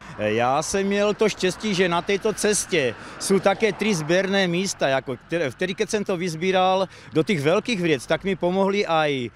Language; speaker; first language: Slovak; native; Slovak